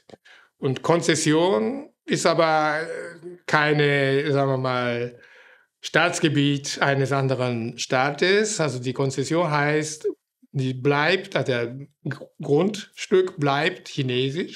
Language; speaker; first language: German; non-native, fluent; Japanese